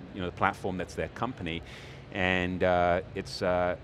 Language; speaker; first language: English; native; English